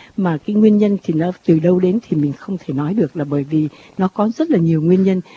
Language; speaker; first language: Vietnamese; native; Vietnamese